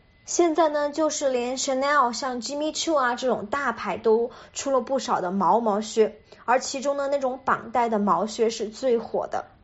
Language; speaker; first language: Chinese; native; Chinese